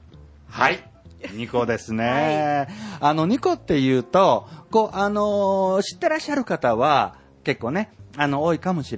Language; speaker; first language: Japanese; native; Japanese